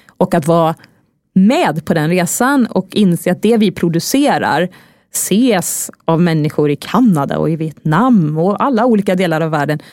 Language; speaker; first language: Swedish; native; Swedish